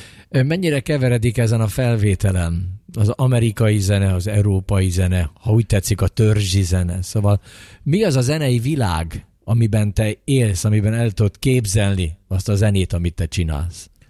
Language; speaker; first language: Hungarian; native; Hungarian